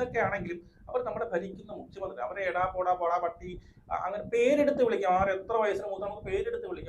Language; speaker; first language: Malayalam; native; Malayalam